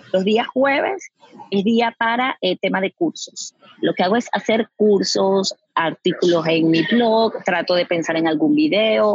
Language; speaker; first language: Spanish; native; Spanish